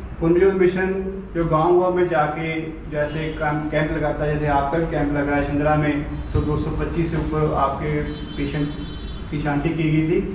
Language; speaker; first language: Hindi; non-native, local second language; Punjabi